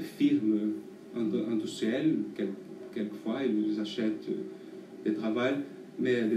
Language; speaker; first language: French; non-native, fluent; Portuguese